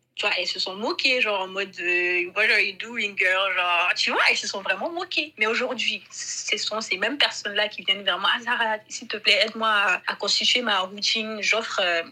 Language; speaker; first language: French; non-native, local second language; Bambara